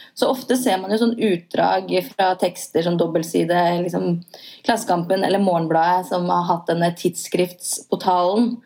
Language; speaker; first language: Norwegian; native; Norwegian